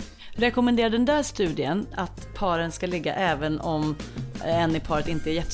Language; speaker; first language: Swedish; native; Swedish